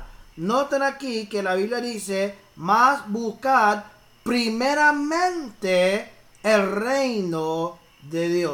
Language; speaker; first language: Spanish; early bilingual, heritage; English